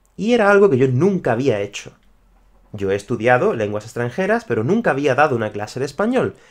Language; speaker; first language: Spanish; native; Spanish